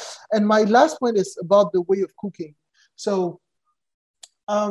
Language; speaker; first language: English; non-native, local second language; French